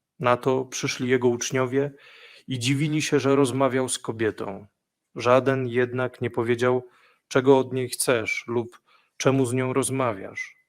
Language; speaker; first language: Polish; native; Polish